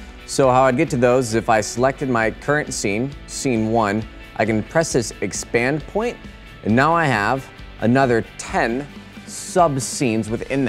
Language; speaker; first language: English; native; English